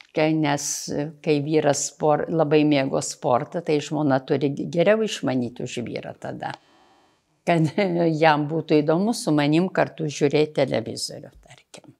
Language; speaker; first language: Lithuanian; native; Lithuanian